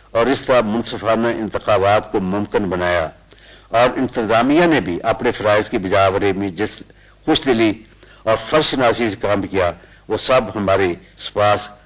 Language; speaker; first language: Urdu; non-native, local second language; Punjabi